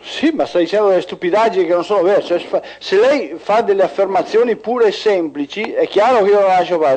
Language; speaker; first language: Italian; native; Italian